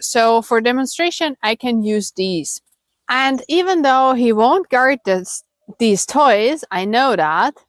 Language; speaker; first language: English; non-native, fluent; German